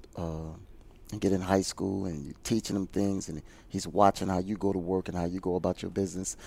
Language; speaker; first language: English; native; English